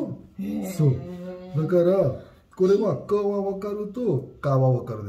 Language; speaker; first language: Japanese; non-native, learner; Hindi